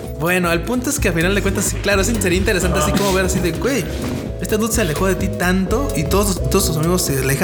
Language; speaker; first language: Spanish; native; Spanish